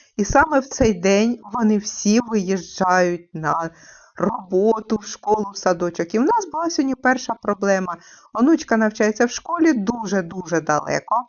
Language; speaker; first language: Ukrainian; native; Ukrainian